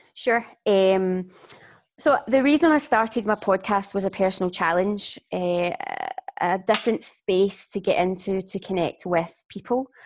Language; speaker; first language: English; native; English